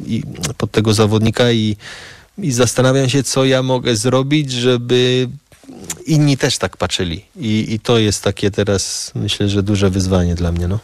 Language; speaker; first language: Polish; early bilingual, heritage; Polish